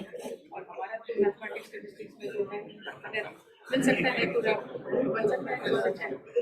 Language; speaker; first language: Hindi; non-native, local second language; Bangla